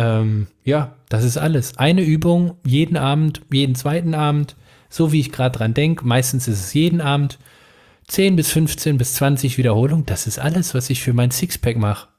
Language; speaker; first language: German; native; German